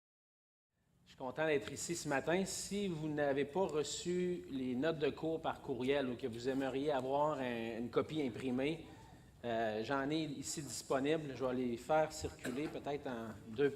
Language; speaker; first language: French; native; French